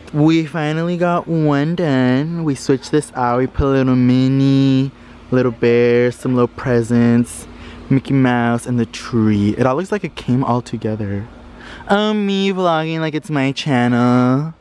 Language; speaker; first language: English; early bilingual, other home language; Spanish